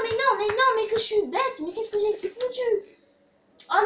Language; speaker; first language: French; native; French